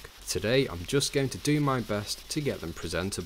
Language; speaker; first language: English; native; English